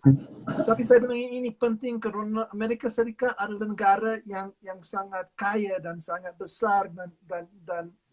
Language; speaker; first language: Indonesian; non-native, fluent; English